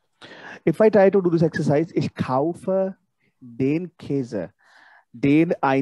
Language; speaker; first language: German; non-native, fluent; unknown